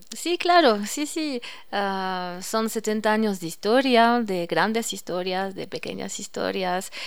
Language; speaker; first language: Spanish; non-native, fluent; French